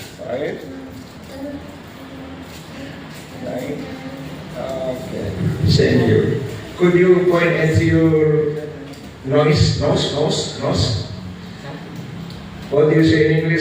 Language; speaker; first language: English; non-native, fluent; Indonesian